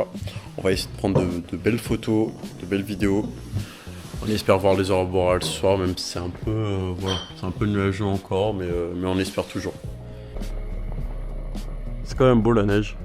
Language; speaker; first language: French; native; French